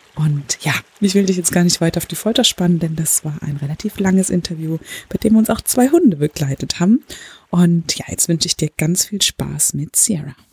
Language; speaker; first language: German; native; German